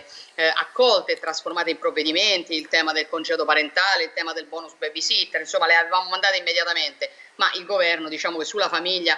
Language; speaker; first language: Italian; native; Italian